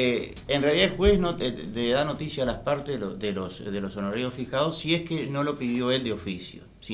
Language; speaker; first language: Spanish; native; Spanish